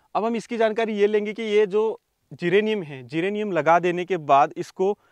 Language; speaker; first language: Hindi; native; Hindi